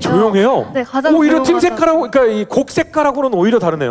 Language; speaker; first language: Korean; native; Korean